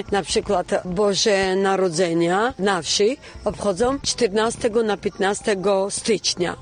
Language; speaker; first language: Polish; non-native, fluent; Georgian